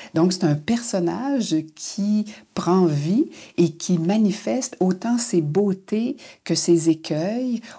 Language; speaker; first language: French; native; French